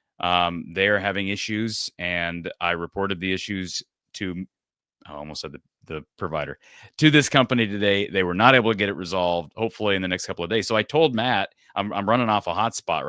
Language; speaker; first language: English; native; English